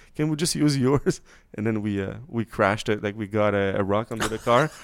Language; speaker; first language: English; native; English